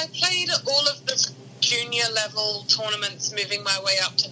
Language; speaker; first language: English; native; English